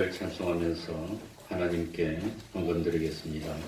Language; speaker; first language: Korean; native; Korean